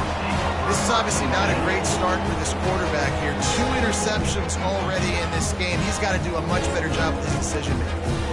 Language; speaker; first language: English; native; English